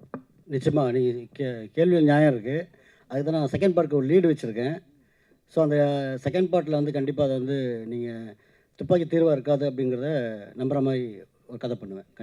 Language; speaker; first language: Tamil; native; Tamil